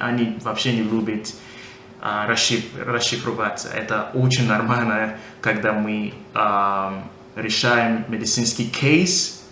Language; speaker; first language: Russian; non-native, fluent; English